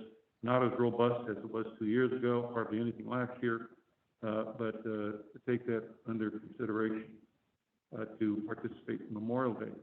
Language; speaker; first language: English; native; English